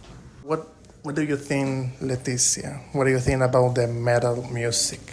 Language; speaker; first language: English; non-native, learner; Spanish